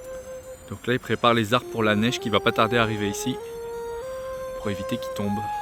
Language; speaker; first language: French; native; French